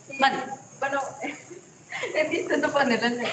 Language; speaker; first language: Spanish; native; Spanish